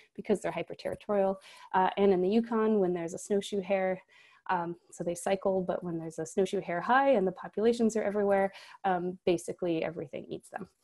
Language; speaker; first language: English; native; English